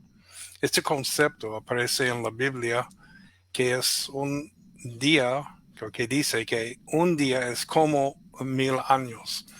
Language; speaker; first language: Spanish; non-native, fluent; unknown